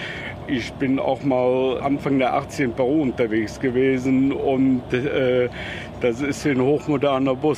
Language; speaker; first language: German; native; German